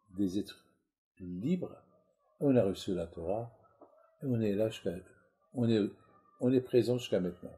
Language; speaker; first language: French; non-native, local second language; Arabic